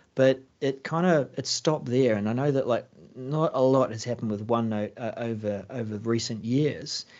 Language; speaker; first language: English; native; English